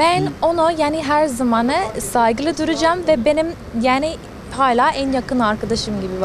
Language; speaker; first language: Turkish; non-native, fluent; English